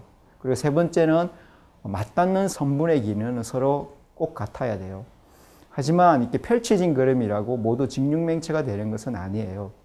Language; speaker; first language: Korean; native; Korean